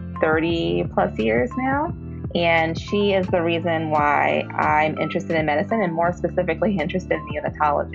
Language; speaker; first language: English; native; English